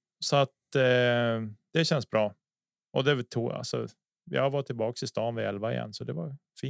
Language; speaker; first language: Swedish; native; Swedish